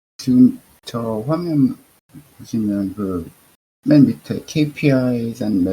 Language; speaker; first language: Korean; early bilingual, heritage; Korean